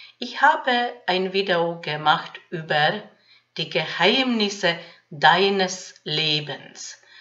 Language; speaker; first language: German; non-native, fluent; Hungarian